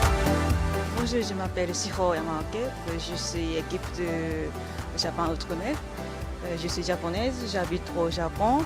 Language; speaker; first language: French; non-native, learner; Japanese